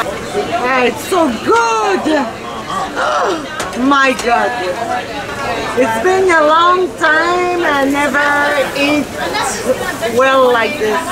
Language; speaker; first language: English; non-native, learner; French